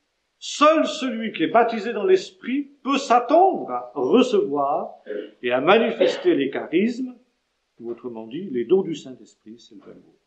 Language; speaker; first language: French; native; French